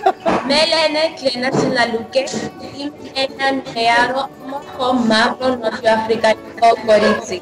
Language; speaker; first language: Greek; non-native, learner; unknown